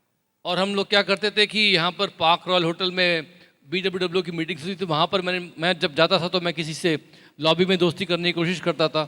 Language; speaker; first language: Hindi; native; Hindi